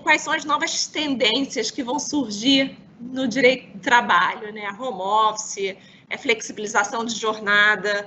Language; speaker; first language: Portuguese; native; Portuguese